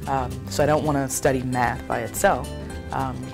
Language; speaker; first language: English; native; English